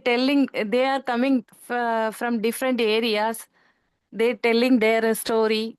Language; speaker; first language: English; non-native, learner; Tamil